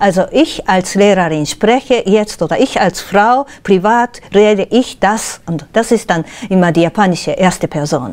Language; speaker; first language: German; non-native, fluent; Japanese